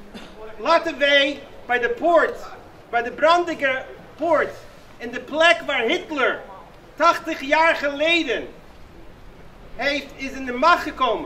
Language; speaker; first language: Dutch; non-native, fluent; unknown